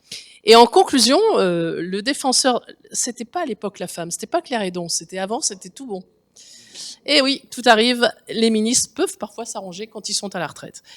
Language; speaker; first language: French; native; French